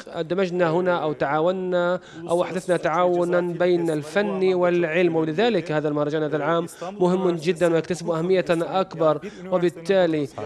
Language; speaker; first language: Arabic; non-native, fluent; Turkish